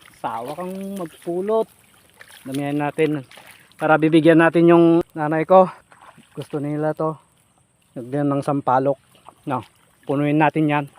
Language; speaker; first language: Filipino; non-native, local second language; Iloko